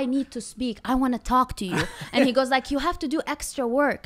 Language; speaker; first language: English; non-native, fluent; Arabic